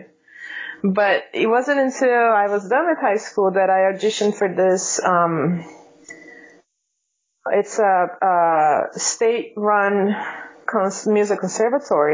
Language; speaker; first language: English; non-native, fluent; Portuguese